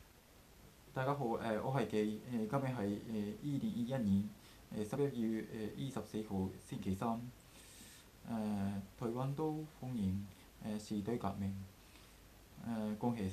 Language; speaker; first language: Cantonese; non-native, learner; Japanese